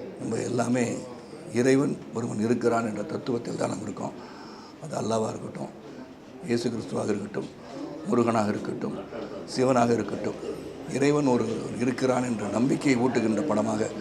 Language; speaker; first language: Tamil; native; Tamil